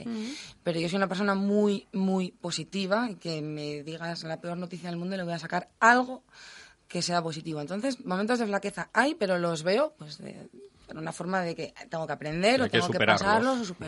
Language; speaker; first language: Spanish; native; Spanish